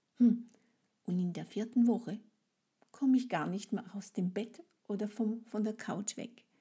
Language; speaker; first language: German; non-native, fluent; French